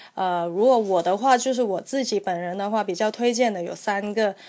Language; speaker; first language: Chinese; non-native, local second language; Cantonese